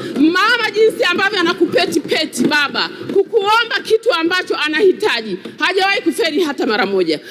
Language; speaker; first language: Swahili; native; Swahili